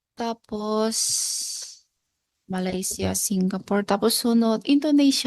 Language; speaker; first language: Filipino; non-native, learner; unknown